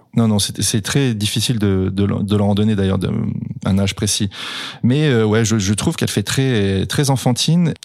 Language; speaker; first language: French; native; French